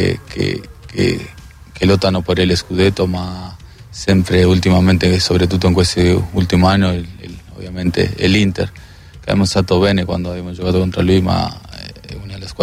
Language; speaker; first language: Italian; non-native, fluent; Spanish